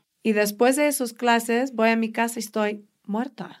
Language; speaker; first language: Spanish; early bilingual, heritage; Spanish